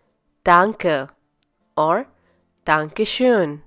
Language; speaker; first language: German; non-native, fluent; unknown